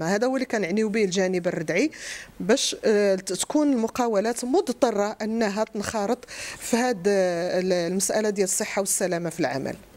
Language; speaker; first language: Arabic; native; Arabic